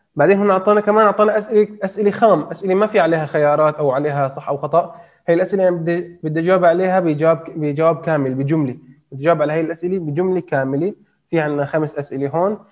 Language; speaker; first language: Arabic; native; Arabic